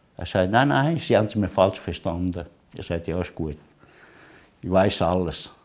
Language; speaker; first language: German; non-native, learner; Italian